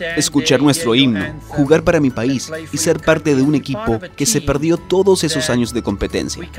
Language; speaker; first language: Spanish; non-native, fluent; Rundi